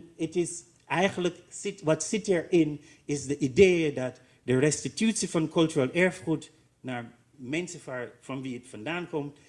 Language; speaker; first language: Dutch; non-native, learner; English